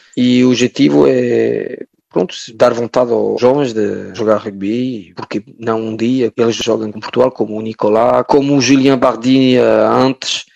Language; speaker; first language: Portuguese; early bilingual, heritage; French